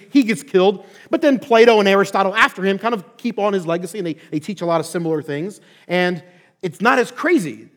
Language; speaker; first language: English; native; English